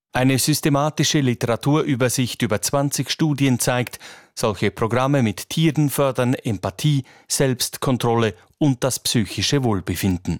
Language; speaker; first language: German; native; German